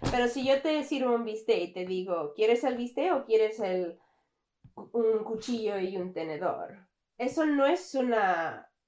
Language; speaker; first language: Spanish; early bilingual, heritage; English